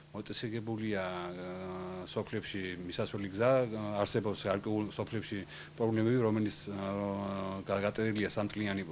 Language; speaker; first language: Georgian; native; Georgian